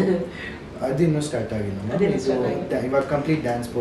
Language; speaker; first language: Kannada; early bilingual, heritage; Kannada